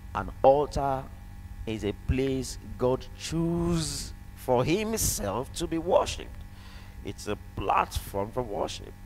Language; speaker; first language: English; non-native, local second language; Yoruba